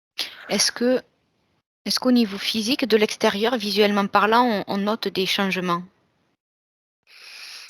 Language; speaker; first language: French; native; French